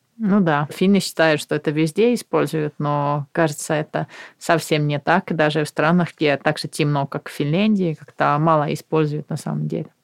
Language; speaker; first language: Russian; non-native, fluent; Finnish